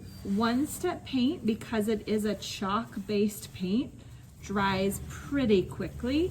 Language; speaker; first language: English; native; English